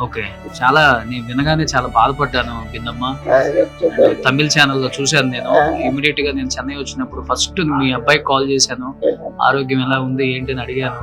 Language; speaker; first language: Telugu; native; Telugu